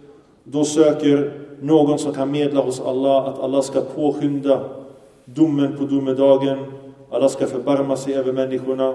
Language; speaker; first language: Swedish; early bilingual, other home language; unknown